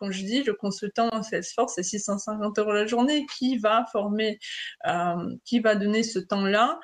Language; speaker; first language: French; non-native, fluent; Russian